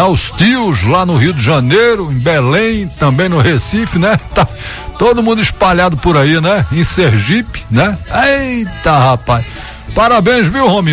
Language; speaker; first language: Portuguese; native; Portuguese